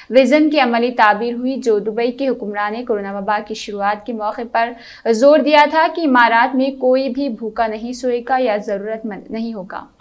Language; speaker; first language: Urdu; native; Urdu